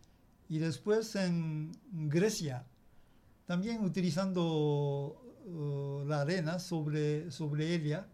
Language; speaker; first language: Spanish; non-native, learner; Japanese